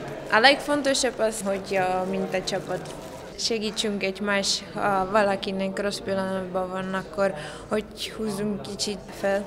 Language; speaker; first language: Hungarian; non-native, fluent; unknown